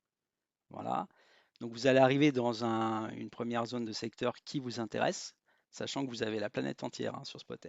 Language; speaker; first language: French; native; French